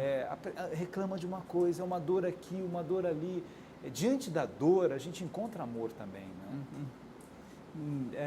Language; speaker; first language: Portuguese; native; Portuguese